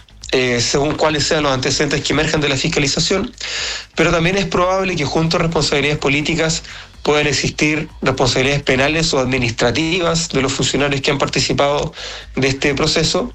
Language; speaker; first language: Spanish; native; Spanish